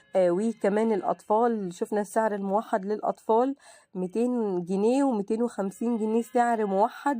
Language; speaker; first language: Arabic; native; Arabic